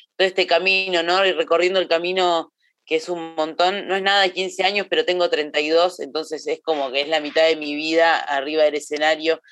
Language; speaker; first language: Spanish; native; Spanish